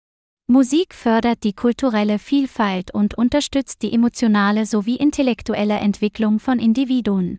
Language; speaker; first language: German; non-native, learner; Vietnamese